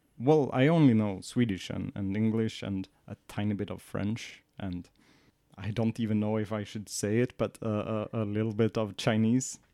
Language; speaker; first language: English; non-native, fluent; Swedish